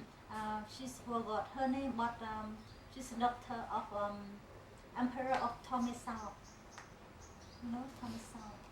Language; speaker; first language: English; non-native, learner; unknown